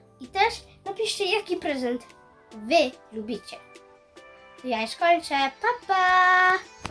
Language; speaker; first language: Polish; early bilingual, heritage; Polish